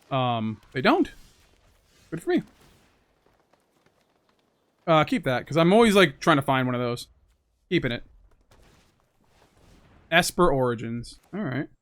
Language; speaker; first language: English; native; English